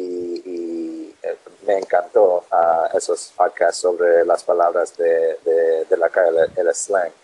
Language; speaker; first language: Spanish; non-native, learner; English